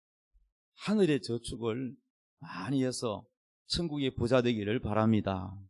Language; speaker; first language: Korean; native; Korean